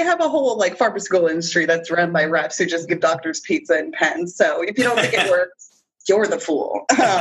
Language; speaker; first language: English; native; English